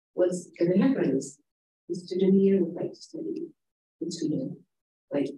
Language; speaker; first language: English; non-native, fluent; Indonesian